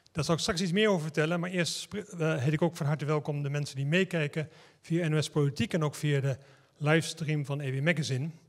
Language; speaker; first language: Dutch; native; Dutch